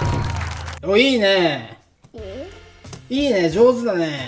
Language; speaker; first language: Japanese; native; Japanese